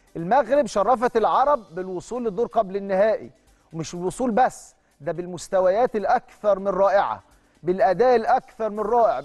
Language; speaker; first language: Arabic; native; Arabic